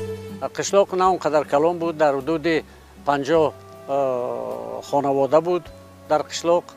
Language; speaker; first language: Persian; non-native, local second language; Shughni